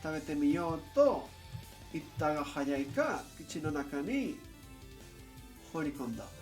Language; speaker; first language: Japanese; non-native, learner; English